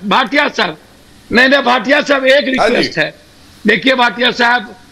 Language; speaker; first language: Hindi; native; Hindi